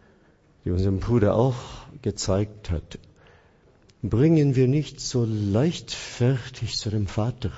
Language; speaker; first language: German; non-native, fluent; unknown